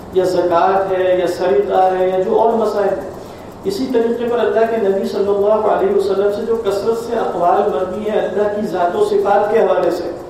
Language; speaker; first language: Urdu; native; Urdu